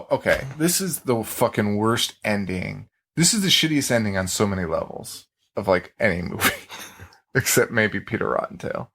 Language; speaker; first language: English; native; English